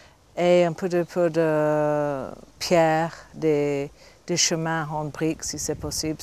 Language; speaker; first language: French; non-native, fluent; English